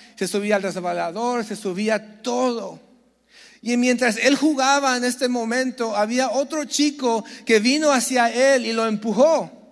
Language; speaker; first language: Spanish; early bilingual, heritage; Spanish